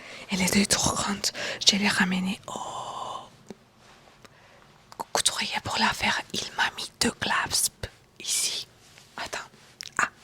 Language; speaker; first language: French; non-native, fluent; Romanian